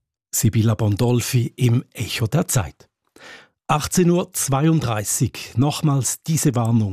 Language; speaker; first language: German; native; German